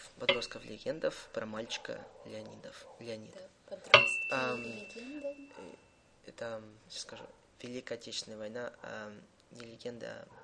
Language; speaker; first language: Russian; early bilingual, heritage; Russian